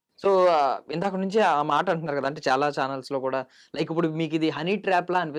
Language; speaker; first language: Telugu; native; Telugu